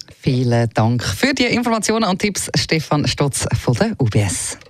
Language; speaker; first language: German; native; German